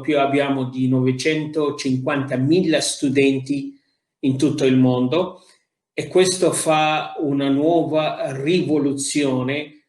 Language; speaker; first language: Italian; non-native, fluent; Arabic